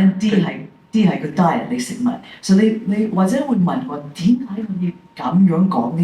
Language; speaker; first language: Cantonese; early bilingual, heritage; English